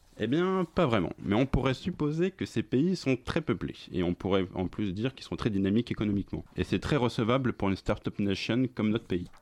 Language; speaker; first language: French; native; French